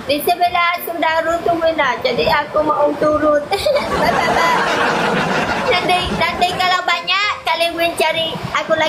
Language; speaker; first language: Indonesian; non-native, learner; Vietnamese